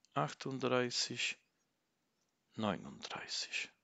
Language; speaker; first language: German; non-native, fluent; Polish